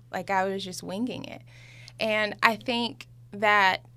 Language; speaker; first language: English; native; English